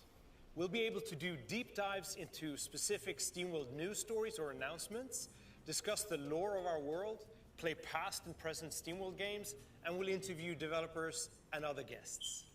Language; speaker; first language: English; non-native, fluent; Swedish